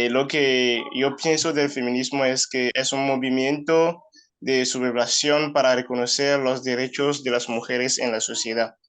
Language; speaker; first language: Spanish; non-native, fluent; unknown